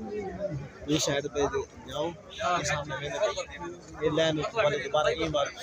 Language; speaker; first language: Hindi; non-native, local second language; Punjabi